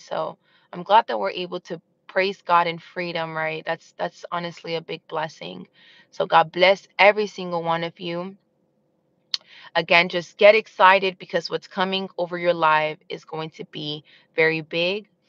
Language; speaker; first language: English; native; English